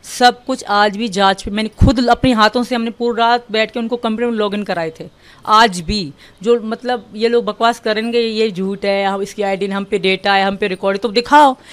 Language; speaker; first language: Urdu; non-native, local second language; Sindhi